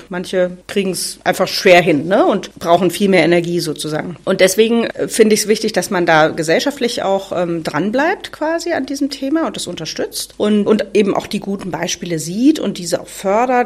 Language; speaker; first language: German; native; German